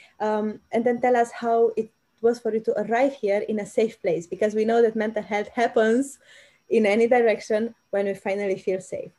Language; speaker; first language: English; non-native, fluent; Romanian